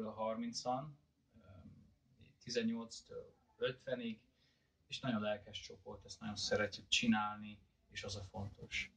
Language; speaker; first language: Hungarian; early bilingual, heritage; Hungarian